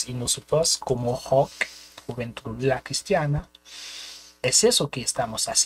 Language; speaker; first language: Spanish; non-native, fluent; Haitian Creole